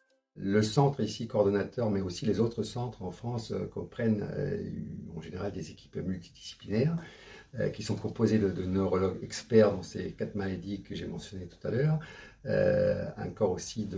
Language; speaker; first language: French; native; French